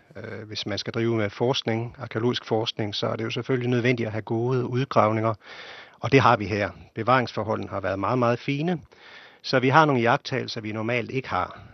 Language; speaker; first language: Danish; native; Danish